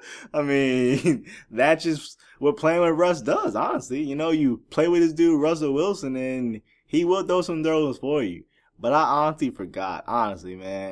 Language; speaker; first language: English; native; English